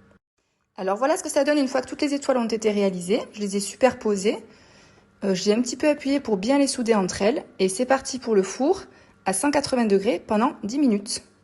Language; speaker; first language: French; native; French